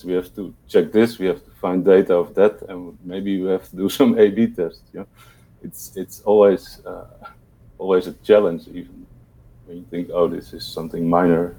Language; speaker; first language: English; non-native, fluent; Dutch